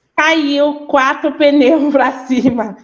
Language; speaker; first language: Portuguese; non-native, fluent; Haitian Creole